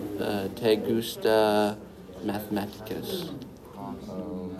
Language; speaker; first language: Spanish; non-native, learner; English